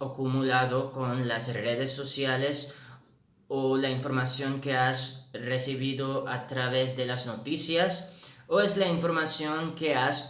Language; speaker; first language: Spanish; non-native, fluent; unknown